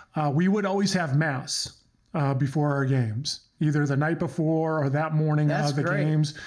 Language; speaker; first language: English; early bilingual, other home language; Croatian